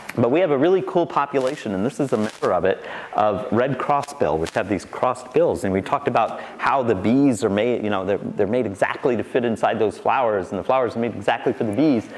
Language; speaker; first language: English; native; English